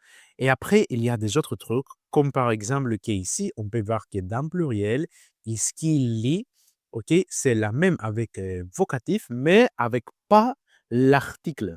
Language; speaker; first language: French; non-native, learner; Greek